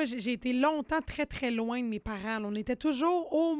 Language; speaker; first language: French; native; French